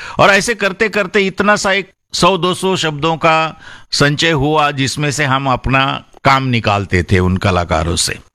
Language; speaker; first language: Hindi; non-native, local second language; Marathi